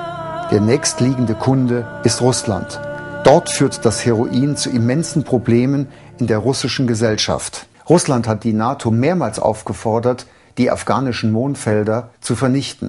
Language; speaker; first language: German; native; German